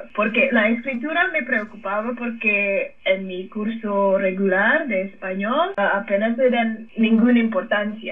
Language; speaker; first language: Spanish; non-native, fluent; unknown